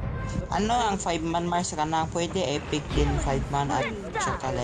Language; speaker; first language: Filipino; native; Filipino